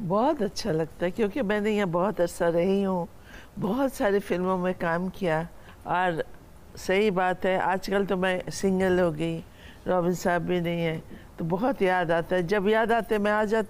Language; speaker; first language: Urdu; non-native, fluent; Bangla